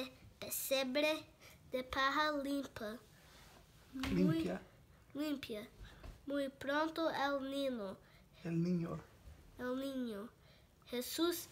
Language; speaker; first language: Spanish; non-native, learner; Portuguese